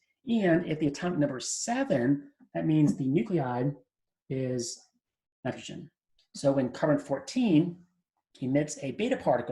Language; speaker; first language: English; native; English